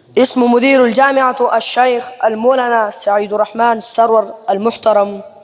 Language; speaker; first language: Arabic; non-native, learner; Urdu